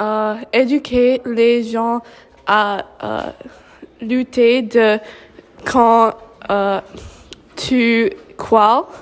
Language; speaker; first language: French; non-native, learner; English